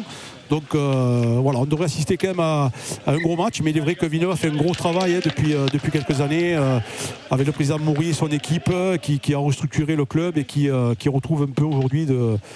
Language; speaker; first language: French; native; French